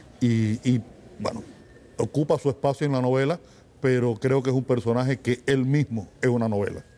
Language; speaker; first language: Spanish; native; Spanish